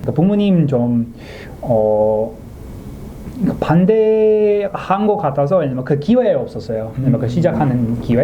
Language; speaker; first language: Korean; non-native, learner; English